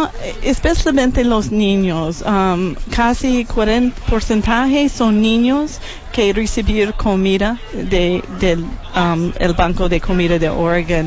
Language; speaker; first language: Spanish; non-native, learner; English